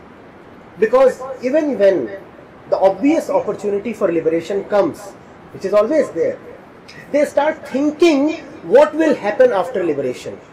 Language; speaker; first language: English; non-native, local second language; Hindi